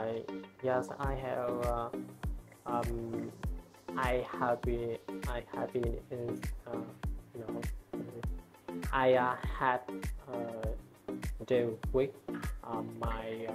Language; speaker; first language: English; non-native, learner; Vietnamese